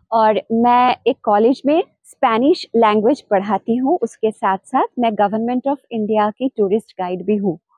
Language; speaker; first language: Hindi; non-native, local second language; Bangla